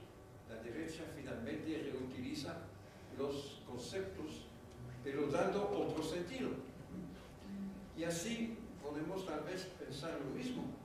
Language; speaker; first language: Spanish; non-native, fluent; French